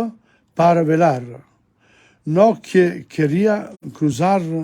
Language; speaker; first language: Spanish; non-native, learner; English